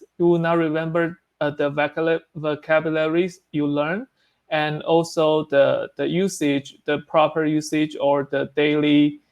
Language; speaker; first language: English; non-native, learner; Chinese